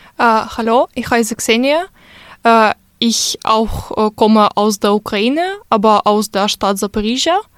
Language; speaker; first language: German; non-native, learner; Russian